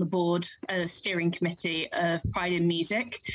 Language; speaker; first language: English; native; English